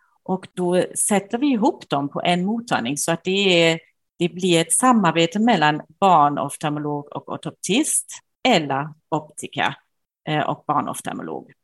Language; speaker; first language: Swedish; non-native, fluent; German